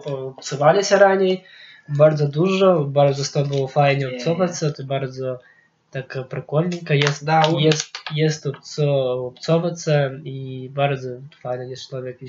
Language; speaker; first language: Polish; non-native, local second language; Lithuanian